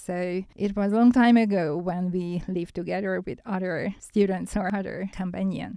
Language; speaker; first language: English; non-native, fluent; Hungarian